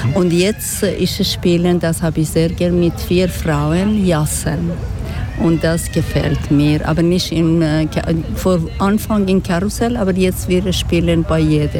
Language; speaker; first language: German; non-native, learner; Persian